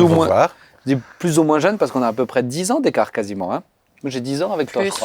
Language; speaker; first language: French; native; French